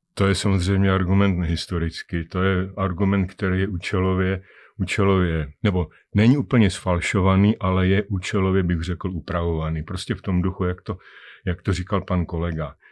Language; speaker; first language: Czech; native; Czech